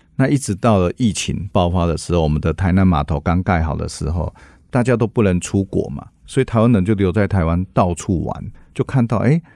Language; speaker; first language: Chinese; native; Chinese